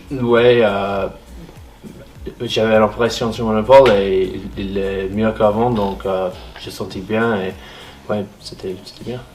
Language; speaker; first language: French; non-native, fluent; English